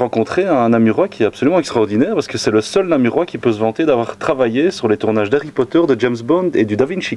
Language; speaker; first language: French; native; French